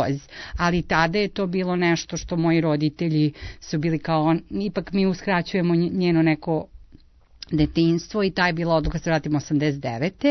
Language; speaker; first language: Serbian; early bilingual, heritage; Serbian